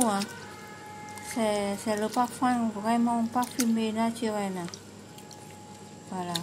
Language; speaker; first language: French; non-native, learner; Vietnamese